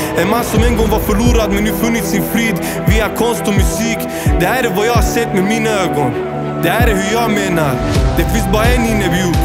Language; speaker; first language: Swedish; early bilingual, other home language; Assyrian Neo-Aramaic